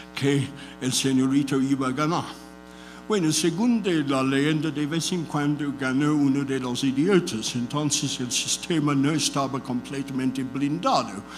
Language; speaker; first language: Spanish; non-native, fluent; English